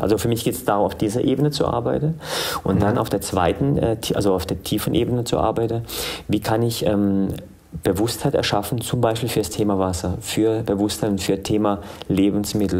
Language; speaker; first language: German; early bilingual, other home language; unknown